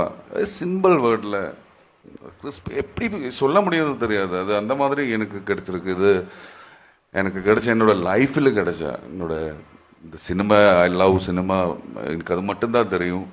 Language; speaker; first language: Tamil; non-native, learner; Malayalam